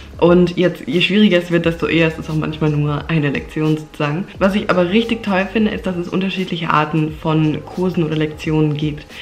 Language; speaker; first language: German; native; German